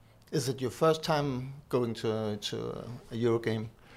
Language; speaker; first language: English; non-native, learner; Danish